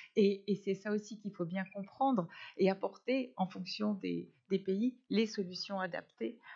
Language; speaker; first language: French; non-native, fluent; Spanish